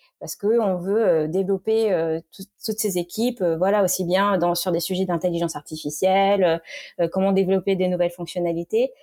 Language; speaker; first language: French; native; French